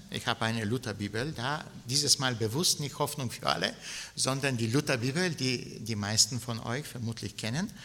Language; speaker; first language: German; non-native, fluent; Bulgarian